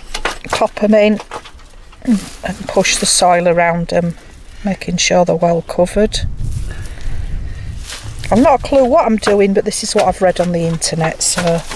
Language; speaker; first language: English; native; English